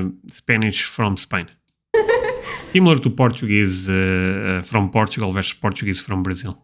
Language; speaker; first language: English; non-native, fluent; Portuguese